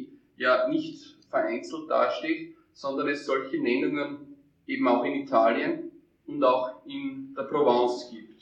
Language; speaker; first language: German; native; German